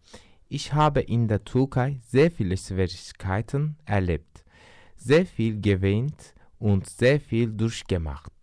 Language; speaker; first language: German; non-native, learner; Turkish